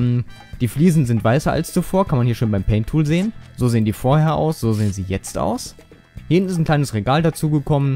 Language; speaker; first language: German; native; German